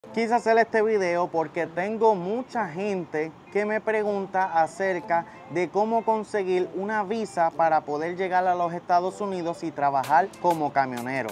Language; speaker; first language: Spanish; native; Spanish